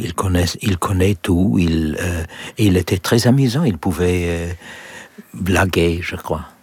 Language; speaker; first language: French; non-native, learner; English